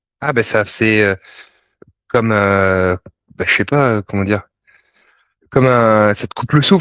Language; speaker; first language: French; native; French